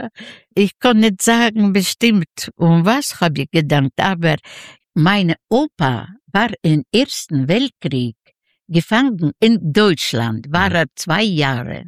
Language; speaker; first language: German; non-native, learner; Yiddish